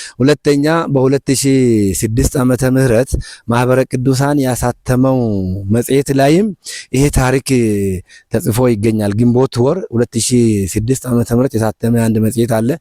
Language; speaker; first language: Amharic; non-native, local second language; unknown